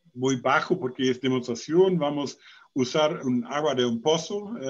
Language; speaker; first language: Spanish; non-native, fluent; German